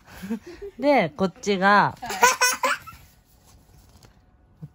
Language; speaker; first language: Japanese; native; Japanese